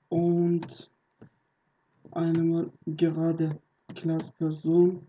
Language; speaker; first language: German; non-native, learner; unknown